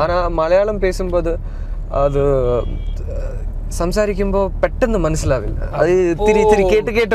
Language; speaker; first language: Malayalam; non-native, fluent; Telugu